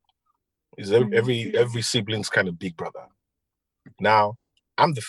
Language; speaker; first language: English; non-native, local second language; Hausa